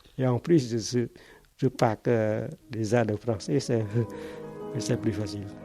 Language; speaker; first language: French; non-native, fluent; Khmer